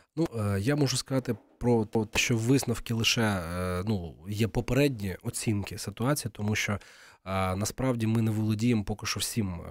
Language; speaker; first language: Ukrainian; native; Ukrainian